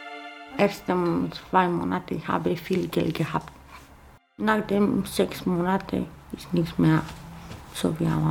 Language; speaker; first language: German; non-native, learner; Romanian